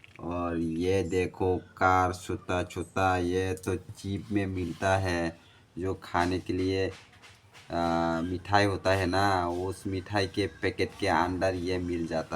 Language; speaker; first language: Hindi; non-native, local second language; Kok Borok